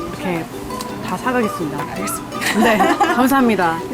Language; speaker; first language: Korean; non-native, fluent; English